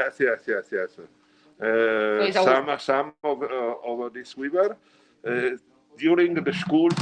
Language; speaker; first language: English; non-native, learner; Italian